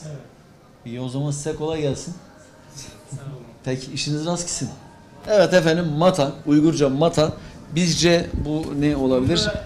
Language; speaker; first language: Turkish; native; Turkish